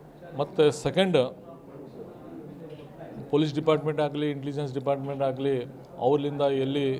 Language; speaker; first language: Kannada; non-native, local second language; Urdu